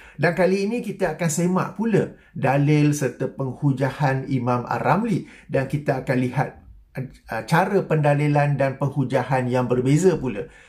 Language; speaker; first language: Malay; native; Malay